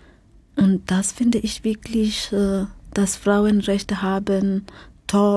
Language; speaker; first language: German; non-native, fluent; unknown